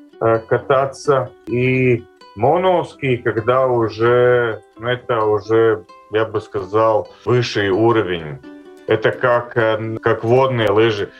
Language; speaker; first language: Russian; non-native, local second language; Latvian